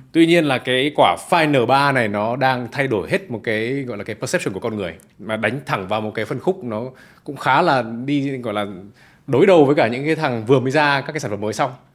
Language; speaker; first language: Vietnamese; native; Vietnamese